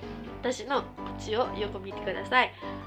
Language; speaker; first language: Japanese; non-native, local second language; Filipino